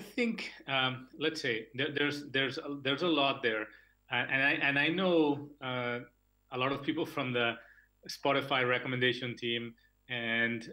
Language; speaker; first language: English; non-native, fluent; Catalan